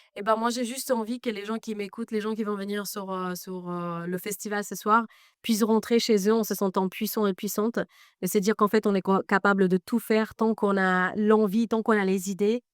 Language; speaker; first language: French; non-native, fluent; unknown